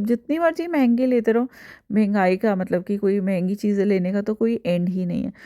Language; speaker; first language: Hindi; native; Hindi